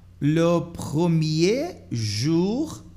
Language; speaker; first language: French; non-native, fluent; Portuguese